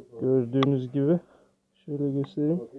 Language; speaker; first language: Turkish; early bilingual, heritage; Turkish